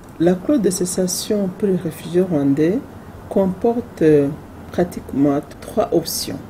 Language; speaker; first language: French; non-native, local second language; Kinyarwanda